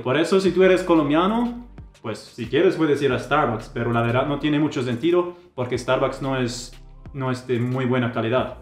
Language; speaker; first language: Spanish; non-native, fluent; German